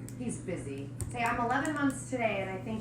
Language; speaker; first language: English; native; English